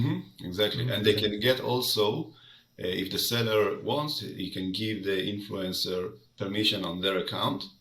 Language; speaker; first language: English; non-native, fluent; Hebrew